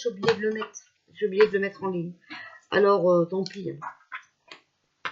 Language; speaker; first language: French; native; French